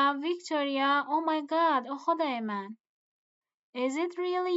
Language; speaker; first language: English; non-native, fluent; Persian